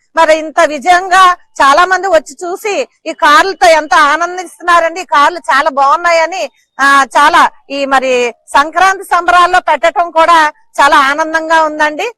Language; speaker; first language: Telugu; native; Telugu